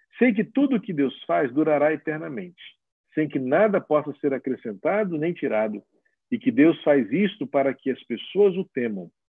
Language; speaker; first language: Portuguese; native; Portuguese